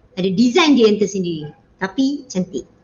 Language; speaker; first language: Malay; native; Malay